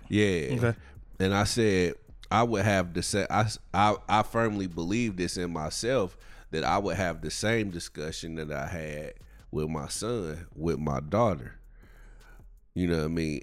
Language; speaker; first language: English; native; English